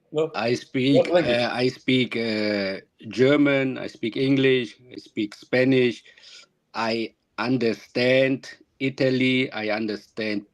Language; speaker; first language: English; non-native, learner; German